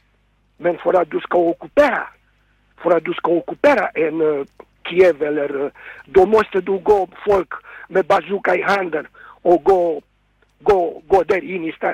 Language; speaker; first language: Swedish; non-native, fluent; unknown